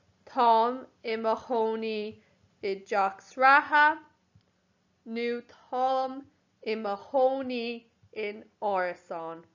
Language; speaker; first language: Irish; non-native, local second language; English